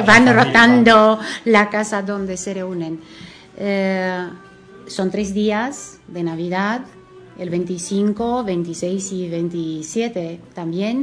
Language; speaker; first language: Spanish; non-native, fluent; Romanian